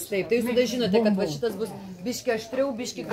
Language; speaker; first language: Lithuanian; native; Lithuanian